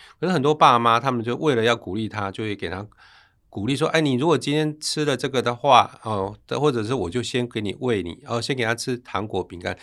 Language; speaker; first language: Chinese; native; Chinese